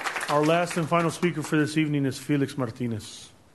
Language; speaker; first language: English; native; English